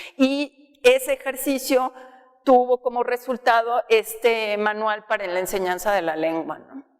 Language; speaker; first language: Spanish; native; Spanish